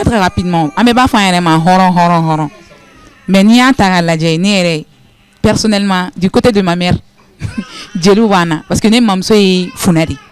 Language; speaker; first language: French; non-native, local second language; Bambara